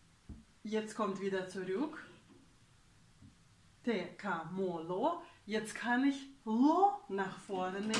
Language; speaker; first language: German; non-native, fluent; Russian